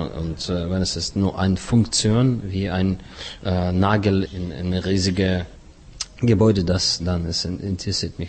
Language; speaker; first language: German; non-native, fluent; Russian